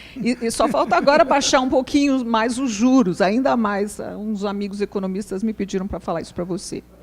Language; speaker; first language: Portuguese; native; Portuguese